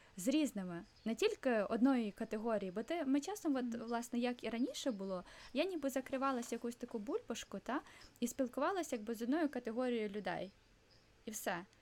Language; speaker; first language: Ukrainian; non-native, local second language; Russian